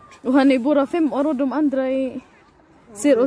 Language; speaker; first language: Swedish; non-native, learner; Cebuano